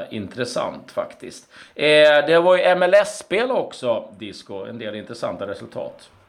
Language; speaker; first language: Swedish; native; Swedish